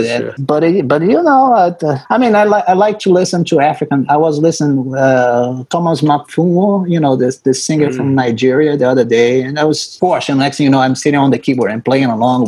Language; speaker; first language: English; non-native, fluent; Portuguese